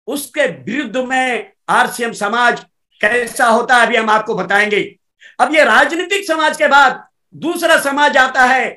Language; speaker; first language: Hindi; native; Hindi